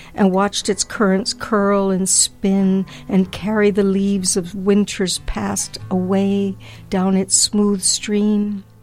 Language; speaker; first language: English; early bilingual, other home language; Spanish